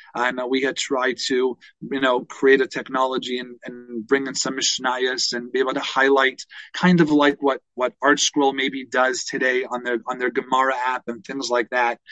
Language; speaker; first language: English; native; English